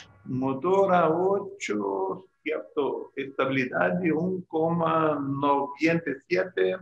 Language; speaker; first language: Portuguese; non-native, learner; Spanish